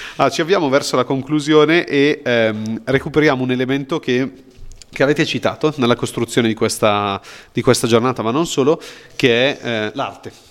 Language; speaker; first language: Italian; native; Italian